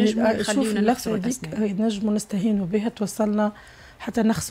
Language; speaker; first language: Arabic; native; Arabic